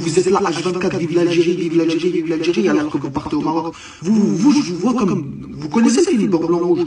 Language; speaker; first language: French; early bilingual, other home language; Arabic